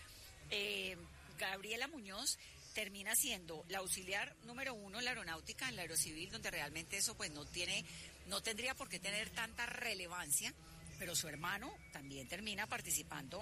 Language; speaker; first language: Spanish; native; Spanish